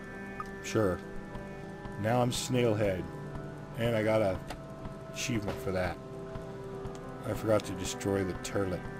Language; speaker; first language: English; native; English